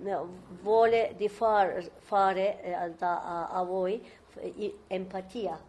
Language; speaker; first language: Italian; non-native, learner; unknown